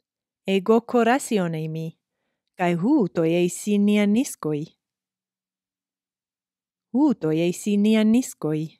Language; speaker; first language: Greek; non-native, fluent; English